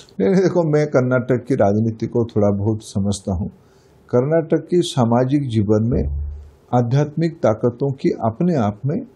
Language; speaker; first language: Hindi; non-native, local second language; Odia